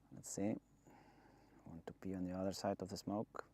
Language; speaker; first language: English; non-native, fluent; Icelandic